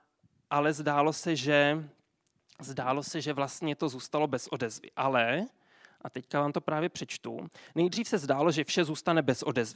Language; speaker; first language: Czech; native; Czech